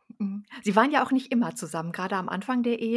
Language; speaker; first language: German; native; German